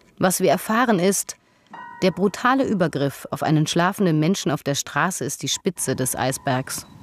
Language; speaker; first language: German; native; German